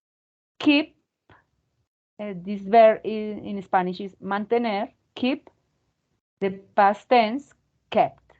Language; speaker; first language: English; non-native, fluent; Spanish